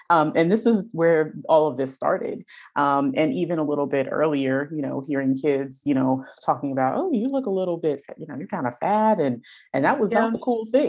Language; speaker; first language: English; native; English